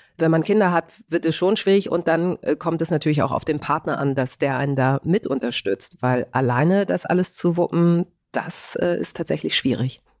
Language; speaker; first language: German; early bilingual, other home language; Greek